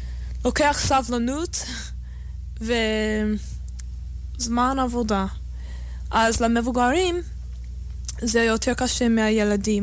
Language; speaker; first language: Hebrew; non-native, fluent; English